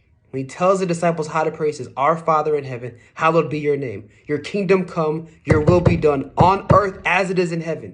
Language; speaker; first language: English; native; English